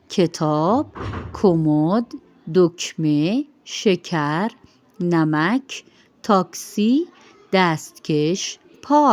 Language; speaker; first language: Persian; non-native, fluent; Urdu